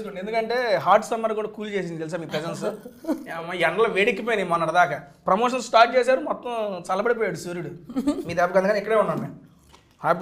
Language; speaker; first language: Telugu; native; Telugu